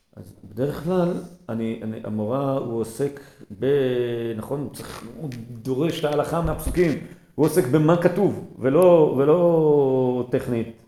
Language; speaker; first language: Hebrew; native; Hebrew